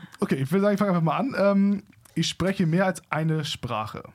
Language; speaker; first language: German; native; German